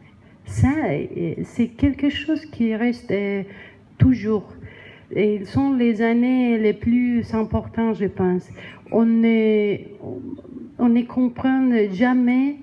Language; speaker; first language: French; non-native, learner; Spanish